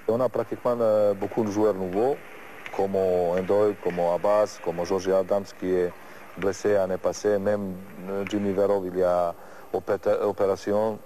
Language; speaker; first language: French; non-native, learner; Serbian